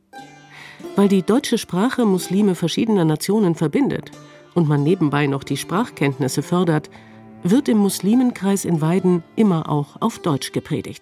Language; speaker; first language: German; native; German